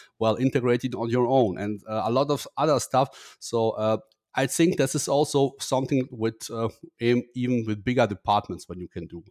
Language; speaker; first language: English; non-native, fluent; German